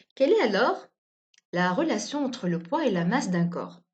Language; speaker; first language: French; non-native, local second language; Arabic